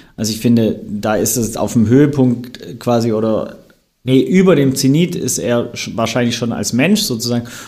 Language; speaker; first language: German; native; German